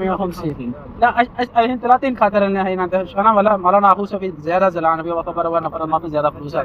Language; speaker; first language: Arabic; non-native, learner; Urdu